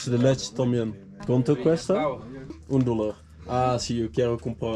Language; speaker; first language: Spanish; non-native, learner; Dutch